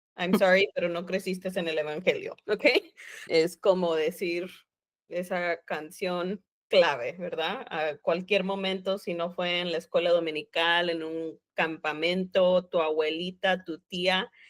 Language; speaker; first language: Spanish; native; Spanish